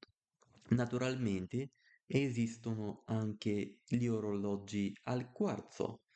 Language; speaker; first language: Italian; non-native, learner; Bulgarian